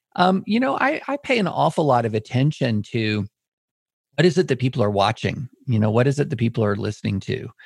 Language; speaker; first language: English; native; English